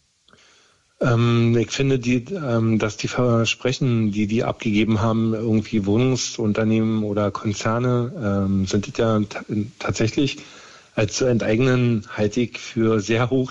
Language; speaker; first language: German; native; German